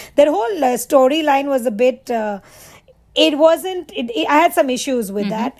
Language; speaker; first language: English; non-native, local second language; Bangla